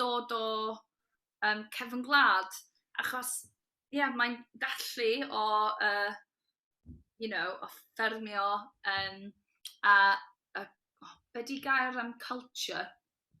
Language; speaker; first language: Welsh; non-native, local second language; English